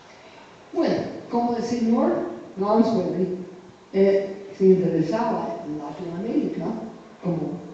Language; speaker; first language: Spanish; non-native, fluent; English